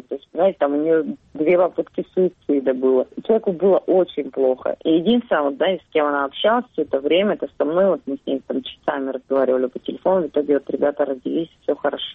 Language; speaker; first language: Russian; native; Russian